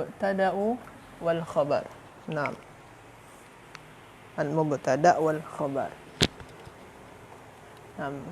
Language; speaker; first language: Arabic; non-native, fluent; Malay